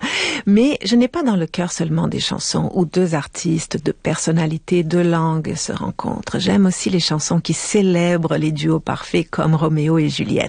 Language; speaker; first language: French; native; French